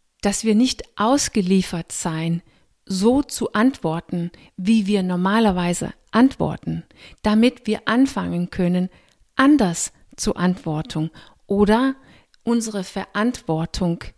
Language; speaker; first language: German; non-native, fluent; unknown